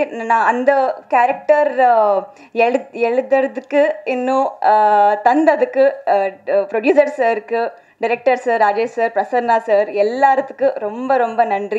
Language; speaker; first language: Tamil; non-native, learner; Telugu